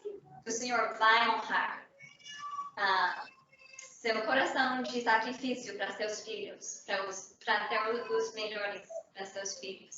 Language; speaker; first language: Portuguese; early bilingual, heritage; English